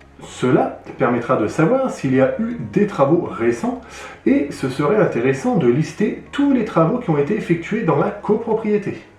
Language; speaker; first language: French; native; French